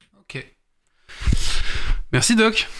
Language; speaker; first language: French; native; French